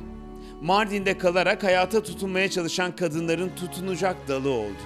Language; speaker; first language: Turkish; native; Turkish